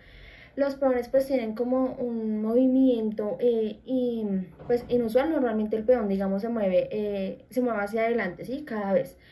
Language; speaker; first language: Spanish; native; Spanish